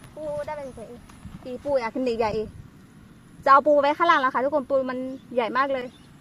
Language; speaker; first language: Thai; non-native, local second language; Karen languages